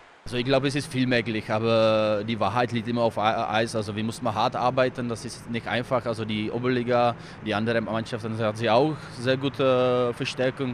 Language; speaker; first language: German; non-native, fluent; Czech